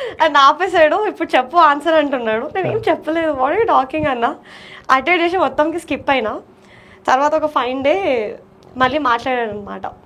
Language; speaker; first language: Telugu; non-native, local second language; Marathi